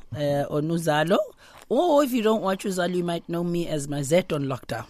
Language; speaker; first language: English; non-native, local second language; Zulu